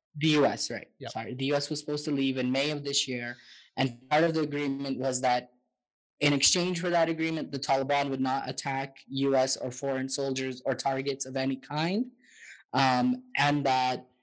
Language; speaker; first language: English; native; English